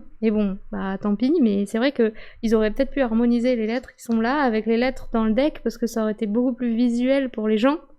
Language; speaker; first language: French; native; French